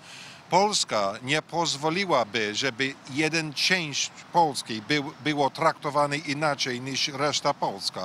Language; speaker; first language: Polish; early bilingual, heritage; English